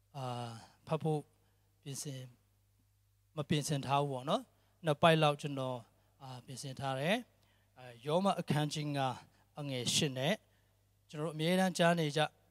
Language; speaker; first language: Burmese; non-native, local second language; Tedim Chin